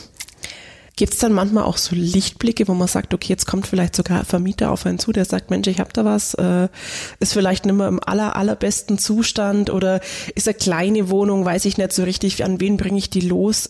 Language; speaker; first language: German; native; German